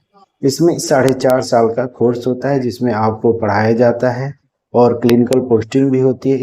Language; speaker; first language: Hindi; native; Hindi